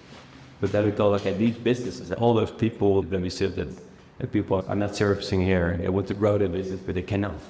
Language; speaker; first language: English; non-native, fluent; Dutch